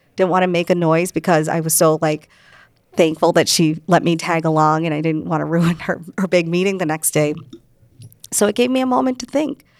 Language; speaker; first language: English; early bilingual, other home language; Hindi